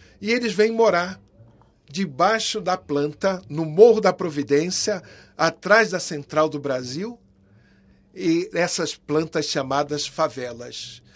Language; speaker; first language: Portuguese; native; Portuguese